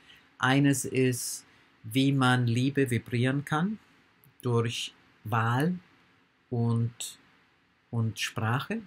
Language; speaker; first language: German; non-native, fluent; English